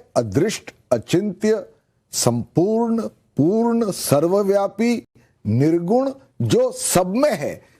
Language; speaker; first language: Hindi; native; Hindi